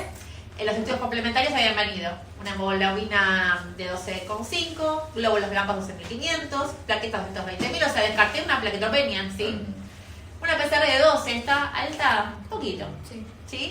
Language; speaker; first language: Spanish; native; Spanish